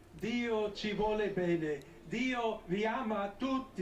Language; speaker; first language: Italian; non-native, fluent; English